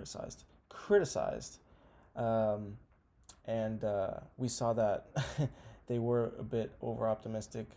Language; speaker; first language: English; native; English